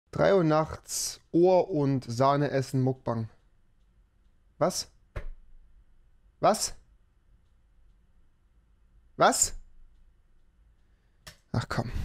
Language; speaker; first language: German; native; German